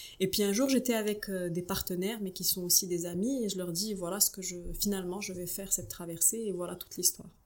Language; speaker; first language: French; non-native, local second language; Arabic